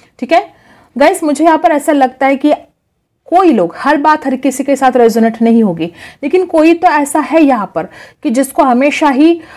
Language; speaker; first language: Hindi; non-native, local second language; Marathi